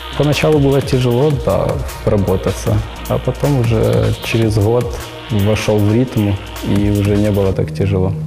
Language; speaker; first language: Russian; non-native, local second language; Ukrainian